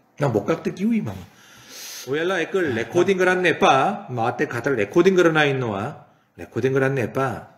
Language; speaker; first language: Sinhala; non-native, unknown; Korean